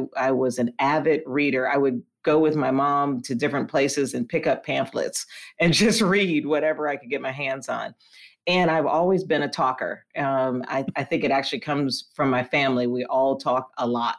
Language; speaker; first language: English; native; English